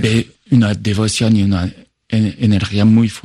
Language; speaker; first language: Spanish; non-native, fluent; French